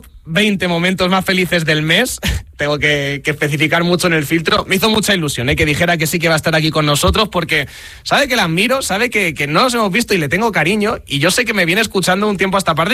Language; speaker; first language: Spanish; native; Spanish